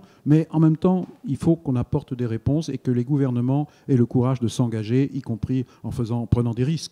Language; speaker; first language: French; native; French